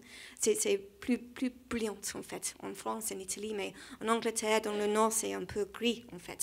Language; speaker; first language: French; non-native, learner; English